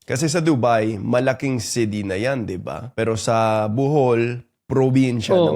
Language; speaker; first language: Filipino; non-native, fluent; English